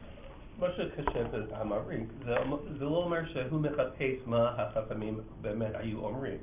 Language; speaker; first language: Hebrew; non-native, learner; English